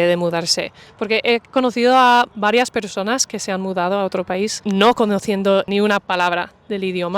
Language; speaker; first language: Spanish; non-native, fluent; English